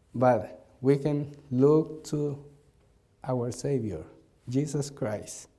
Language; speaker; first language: English; non-native, learner; Spanish